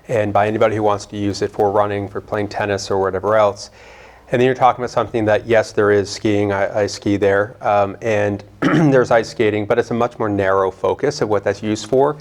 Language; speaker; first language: English; native; English